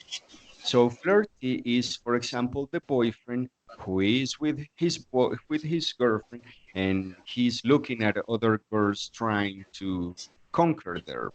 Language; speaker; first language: English; non-native, fluent; Spanish